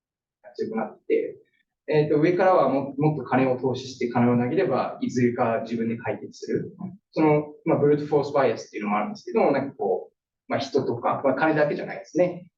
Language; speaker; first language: Japanese; native; Japanese